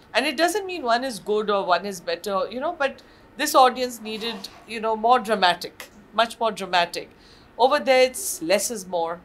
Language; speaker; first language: English; non-native, local second language; Marathi